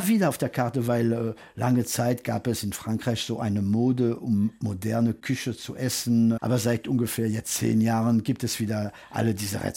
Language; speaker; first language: German; non-native, fluent; French